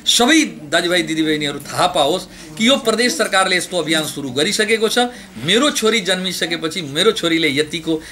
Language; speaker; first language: Nepali; non-native, local second language; Bhojpuri